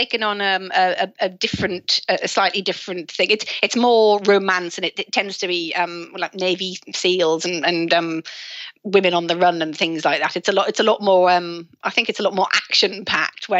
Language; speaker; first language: English; native; English